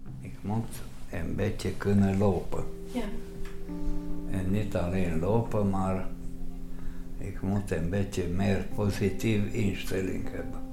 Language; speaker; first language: Dutch; non-native, fluent; Romanian